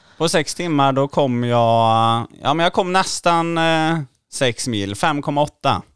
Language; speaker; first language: Swedish; native; Swedish